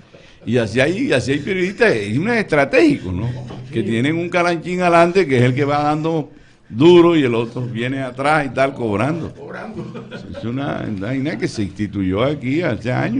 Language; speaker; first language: Spanish; native; Spanish